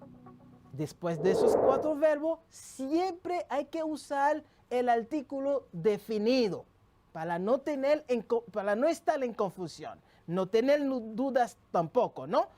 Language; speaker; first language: Spanish; non-native, local second language; French